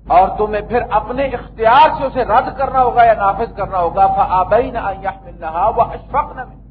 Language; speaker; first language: Urdu; native; Urdu